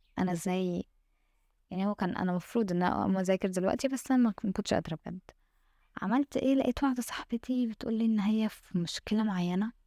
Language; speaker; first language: Arabic; native; Arabic